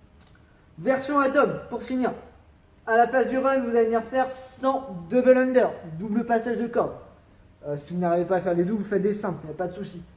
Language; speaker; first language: French; native; French